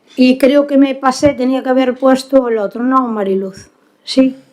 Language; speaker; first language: Spanish; non-native, local second language; Galician